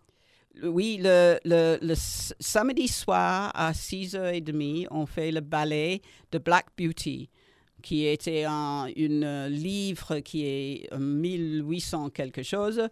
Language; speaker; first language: French; non-native, learner; English